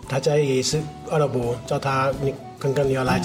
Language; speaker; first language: Chinese; non-native, learner; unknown